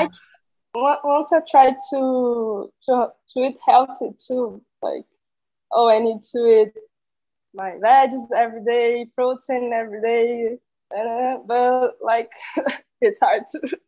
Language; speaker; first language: English; non-native, learner; Portuguese